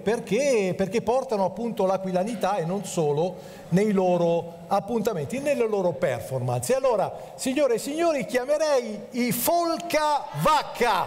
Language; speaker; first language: Italian; native; Italian